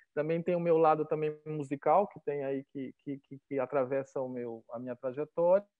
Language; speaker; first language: Portuguese; native; Portuguese